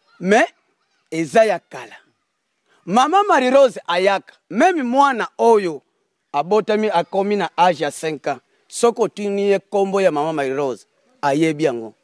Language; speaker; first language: Lingala; non-native, local second language; Kongo